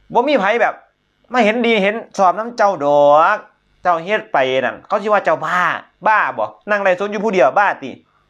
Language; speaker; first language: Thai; native; Thai